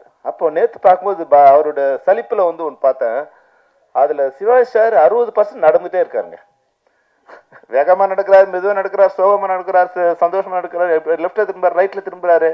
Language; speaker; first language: Tamil; native; Tamil